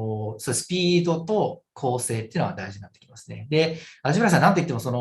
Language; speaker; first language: Japanese; native; Japanese